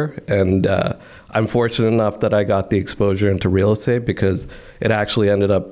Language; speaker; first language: English; non-native, local second language; Hindi